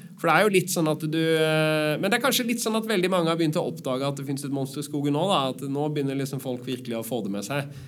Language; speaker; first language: Norwegian; native; Norwegian